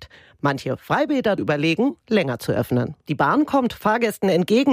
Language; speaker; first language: German; native; German